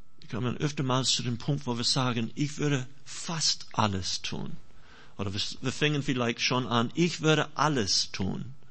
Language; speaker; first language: German; non-native, fluent; English